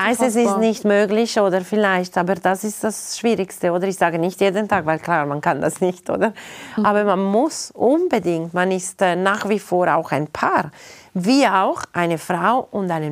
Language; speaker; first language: German; non-native, local second language; Italian